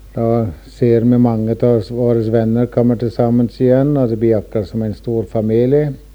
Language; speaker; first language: Norwegian; early bilingual, heritage; Norwegian